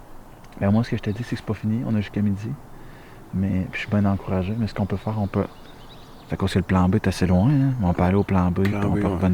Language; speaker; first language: French; native; French